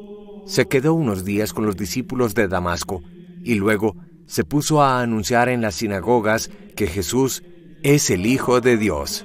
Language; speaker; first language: Spanish; native; Spanish